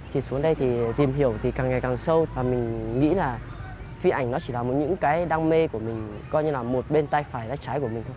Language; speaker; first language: Vietnamese; non-native, local second language; Hmong